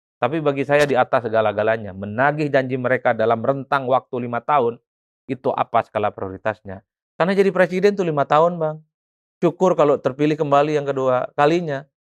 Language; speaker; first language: Indonesian; non-native, local second language; Madurese